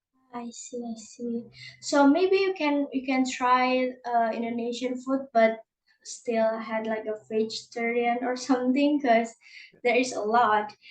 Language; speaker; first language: English; non-native, learner; Indonesian